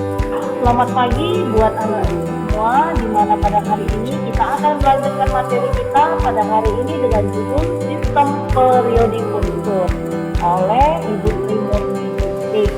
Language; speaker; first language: Indonesian; native; Indonesian